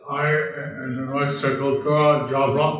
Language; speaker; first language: Spanish; non-native, learner; English